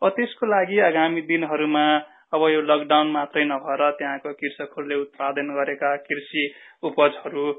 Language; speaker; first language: Nepali; native; Nepali